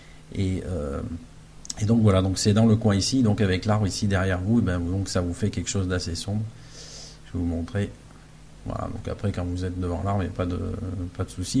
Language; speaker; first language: French; native; French